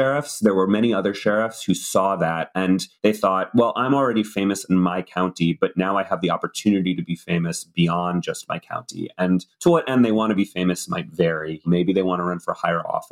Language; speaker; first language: English; native; English